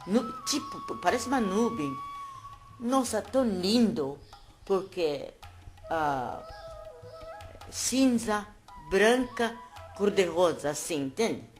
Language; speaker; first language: Portuguese; non-native, learner; Japanese